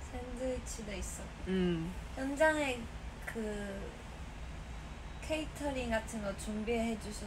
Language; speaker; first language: Korean; non-native, fluent; Chinese